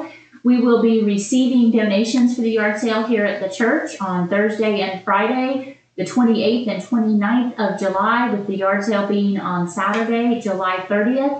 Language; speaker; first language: English; native; English